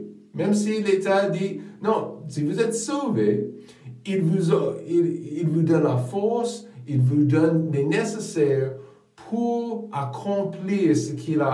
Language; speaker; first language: French; non-native, fluent; English